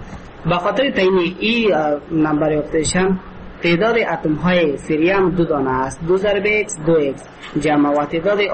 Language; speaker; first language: Persian; native; Persian